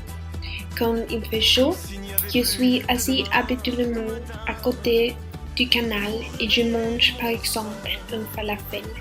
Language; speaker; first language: French; non-native, learner; Swedish